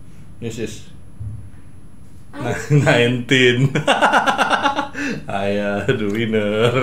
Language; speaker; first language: English; non-native, learner; Indonesian